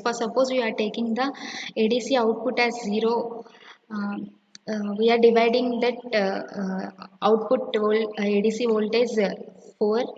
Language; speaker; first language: English; non-native, local second language; Telugu